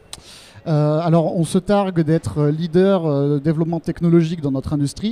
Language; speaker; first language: French; native; French